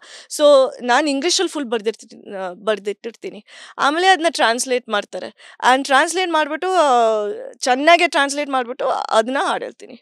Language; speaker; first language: Kannada; early bilingual, heritage; English